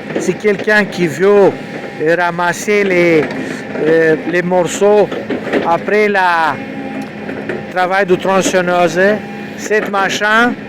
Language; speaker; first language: French; non-native, learner; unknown